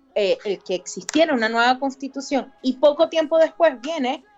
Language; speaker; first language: Spanish; native; Spanish